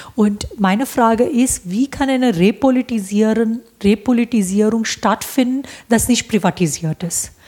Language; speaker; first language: German; non-native, fluent; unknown